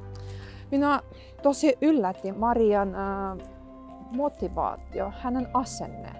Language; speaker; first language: Finnish; non-native, fluent; Russian